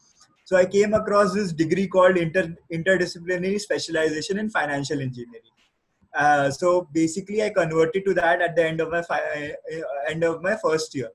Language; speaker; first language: English; non-native, local second language; Hindi